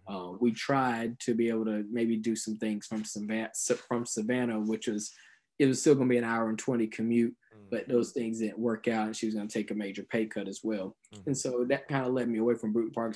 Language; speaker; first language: English; native; English